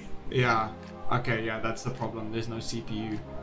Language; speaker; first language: English; non-native, local second language; Afrikaans